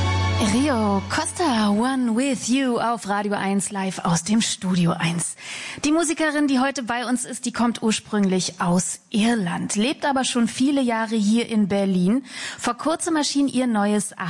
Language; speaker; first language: German; native; German